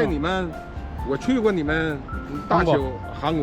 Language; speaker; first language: Chinese; native; Chinese